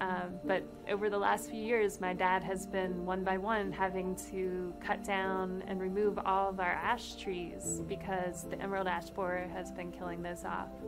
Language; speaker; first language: English; native; English